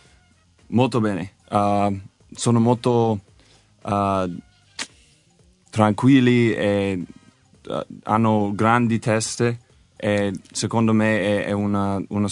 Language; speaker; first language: Italian; non-native, learner; English